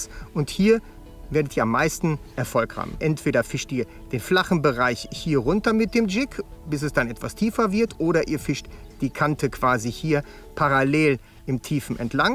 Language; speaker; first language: German; native; German